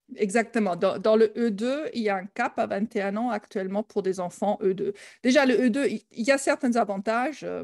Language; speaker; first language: French; non-native, fluent; German